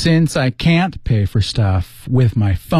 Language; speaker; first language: English; native; English